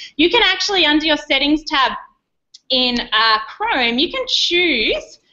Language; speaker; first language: English; native; English